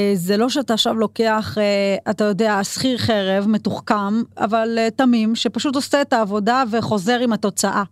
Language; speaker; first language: Hebrew; native; Hebrew